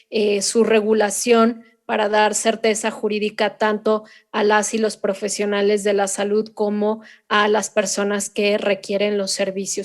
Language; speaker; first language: Spanish; native; Spanish